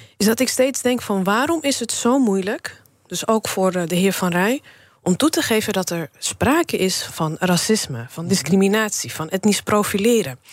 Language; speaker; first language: Dutch; early bilingual, other home language; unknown